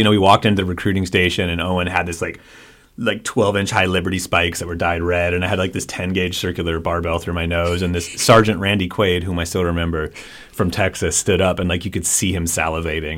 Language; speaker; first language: English; native; English